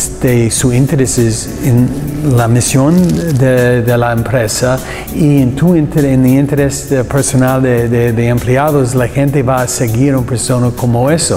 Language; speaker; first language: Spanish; non-native, learner; English